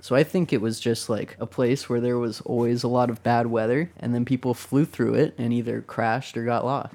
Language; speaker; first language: English; native; English